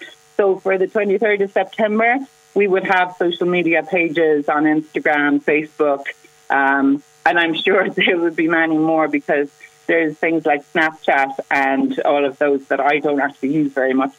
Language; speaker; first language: English; native; English